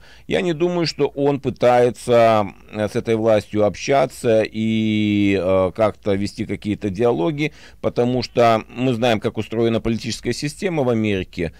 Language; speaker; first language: Russian; native; Russian